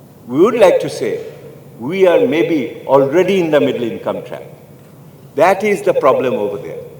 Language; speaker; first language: English; non-native, local second language; Bangla